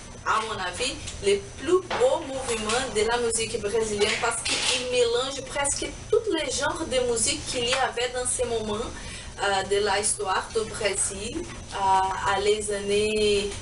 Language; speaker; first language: French; non-native, learner; Portuguese